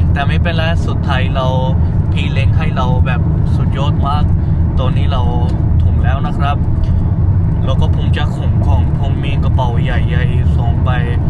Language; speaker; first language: Thai; non-native, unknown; Punjabi